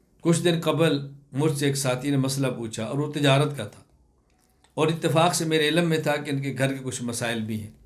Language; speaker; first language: Urdu; non-native, local second language; Punjabi